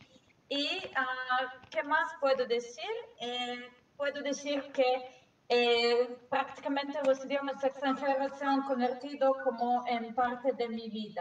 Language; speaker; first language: Spanish; non-native, fluent; Serbian